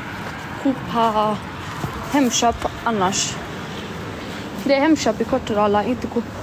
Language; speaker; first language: Swedish; early bilingual, other home language; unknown